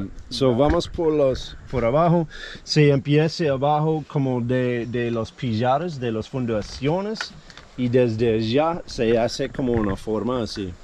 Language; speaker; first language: Spanish; non-native, fluent; English